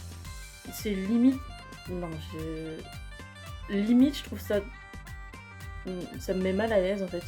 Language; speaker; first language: French; native; French